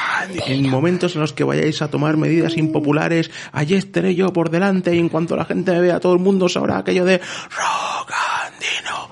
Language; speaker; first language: Spanish; native; Spanish